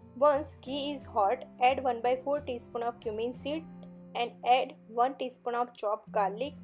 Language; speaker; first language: English; non-native, local second language; Gujarati